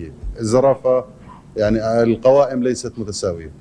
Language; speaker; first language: Arabic; native; Arabic